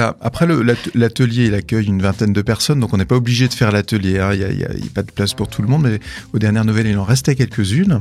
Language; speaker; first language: French; native; French